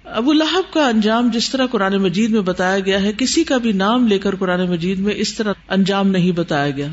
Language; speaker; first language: Urdu; native; Urdu